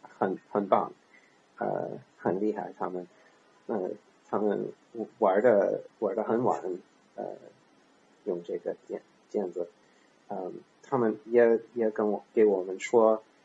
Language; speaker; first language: Chinese; non-native, learner; English